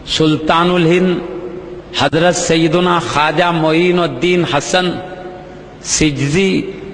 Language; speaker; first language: Urdu; native; Urdu